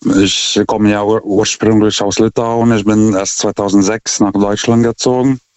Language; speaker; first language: German; non-native, fluent; Lithuanian